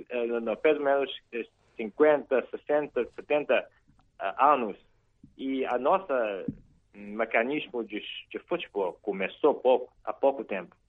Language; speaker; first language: Portuguese; non-native, fluent; Chinese